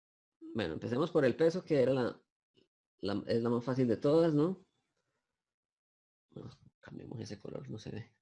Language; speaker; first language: Spanish; native; Spanish